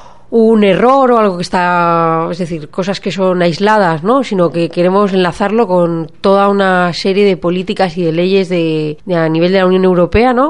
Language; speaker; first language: Spanish; native; Spanish